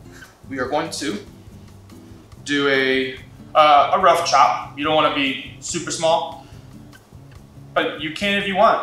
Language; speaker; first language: English; native; English